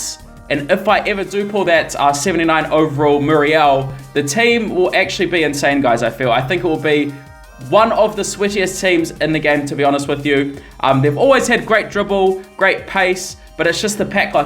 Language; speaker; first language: English; native; English